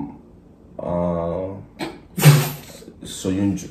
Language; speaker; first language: Turkish; non-native, fluent; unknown